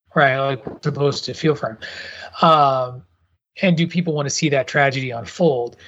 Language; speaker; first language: English; native; English